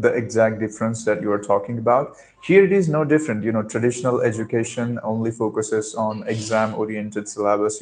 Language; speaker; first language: English; non-native, local second language; Marathi